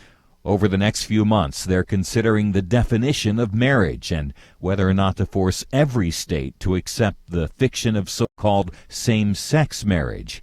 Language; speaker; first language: English; native; English